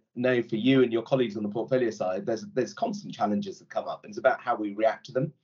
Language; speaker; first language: English; native; English